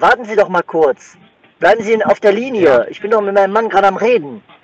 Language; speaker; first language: German; native; German